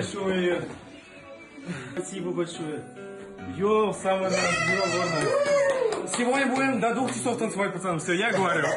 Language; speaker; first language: Russian; non-native, local second language; Tatar